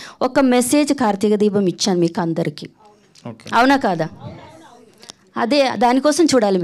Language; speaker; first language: Telugu; non-native, fluent; Malayalam